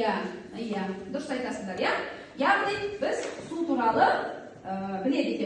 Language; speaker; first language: Kazakh; native; Kazakh